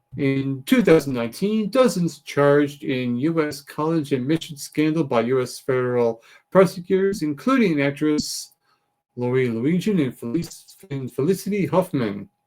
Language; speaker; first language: English; native; English